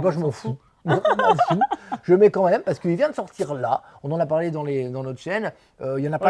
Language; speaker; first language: French; native; French